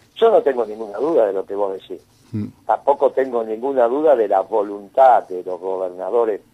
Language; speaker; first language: Spanish; native; Spanish